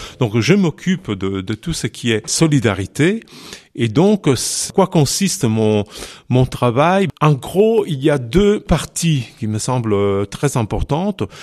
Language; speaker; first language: French; non-native, fluent; Italian